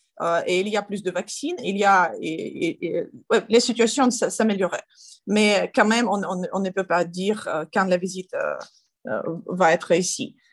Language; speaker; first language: French; non-native, learner; Ukrainian